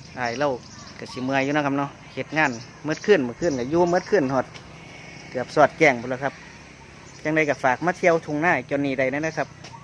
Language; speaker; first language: Thai; native; Thai